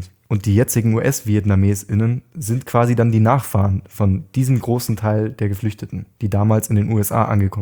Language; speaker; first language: German; native; German